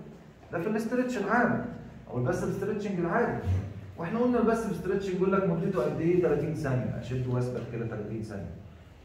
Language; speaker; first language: Arabic; native; Arabic